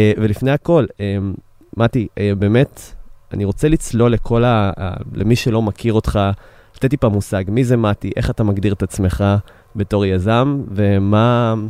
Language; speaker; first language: Hebrew; native; Hebrew